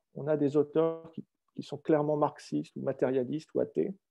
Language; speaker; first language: French; native; French